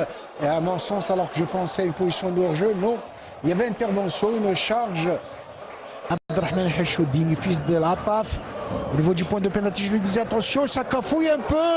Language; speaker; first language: French; non-native, local second language; Arabic